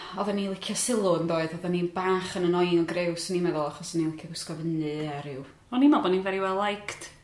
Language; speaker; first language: Welsh; native; Welsh